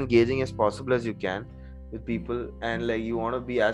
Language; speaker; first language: English; native; English